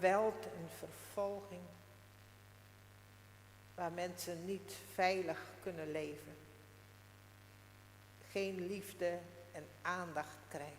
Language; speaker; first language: Dutch; non-native, local second language; Western Frisian